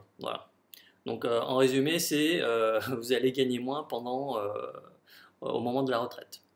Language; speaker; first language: French; native; French